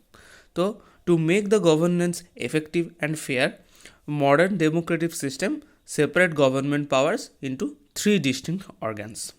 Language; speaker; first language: English; non-native, local second language; Hindi